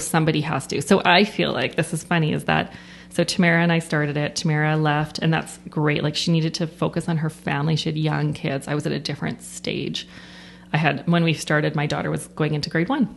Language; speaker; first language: English; native; English